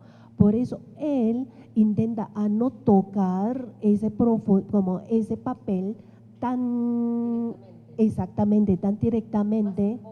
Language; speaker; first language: Spanish; non-native, fluent; Chinese